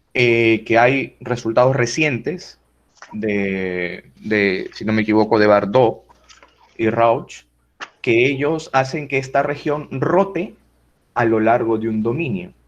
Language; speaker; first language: Spanish; native; Spanish